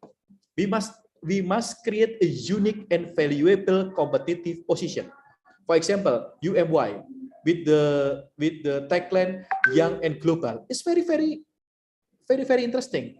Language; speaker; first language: English; non-native, learner; Indonesian